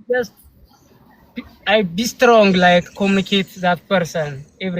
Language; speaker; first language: English; non-native, learner; Amharic